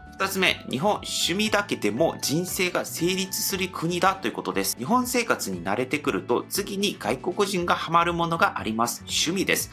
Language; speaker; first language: Japanese; non-native, fluent; Korean